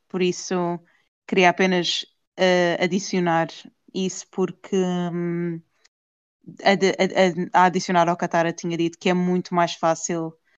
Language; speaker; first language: Portuguese; native; Portuguese